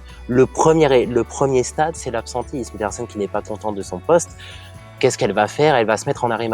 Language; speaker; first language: French; native; French